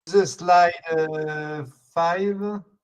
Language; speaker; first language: English; non-native, learner; French